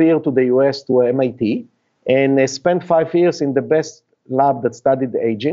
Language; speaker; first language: English; non-native, fluent; Hebrew